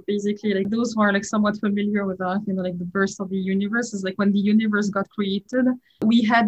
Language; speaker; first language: English; non-native, fluent; French